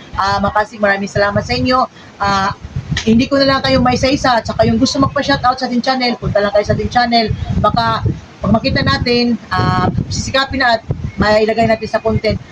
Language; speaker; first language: Filipino; non-native, local second language; Cebuano